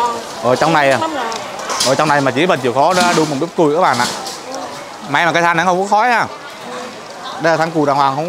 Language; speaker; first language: Vietnamese; native; Vietnamese